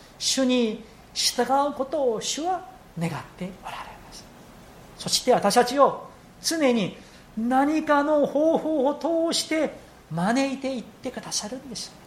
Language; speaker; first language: Japanese; non-native, fluent; Korean